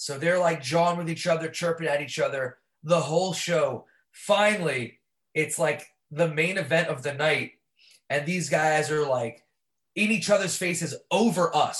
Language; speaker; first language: English; native; English